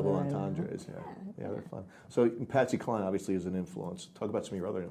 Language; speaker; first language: English; native; English